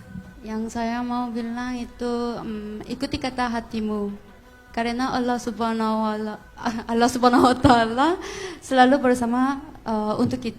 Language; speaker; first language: Indonesian; non-native, fluent; Korean